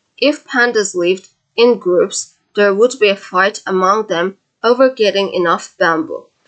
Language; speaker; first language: English; non-native, fluent; Azerbaijani